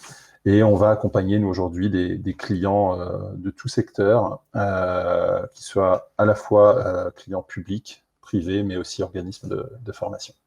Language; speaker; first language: French; native; French